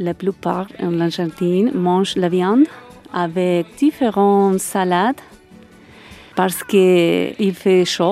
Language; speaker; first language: French; non-native, learner; Spanish